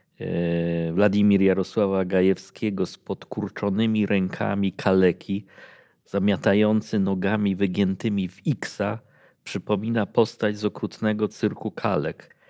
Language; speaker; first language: Polish; native; Polish